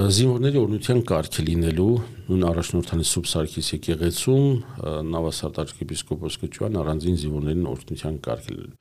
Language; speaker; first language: Armenian; native; Armenian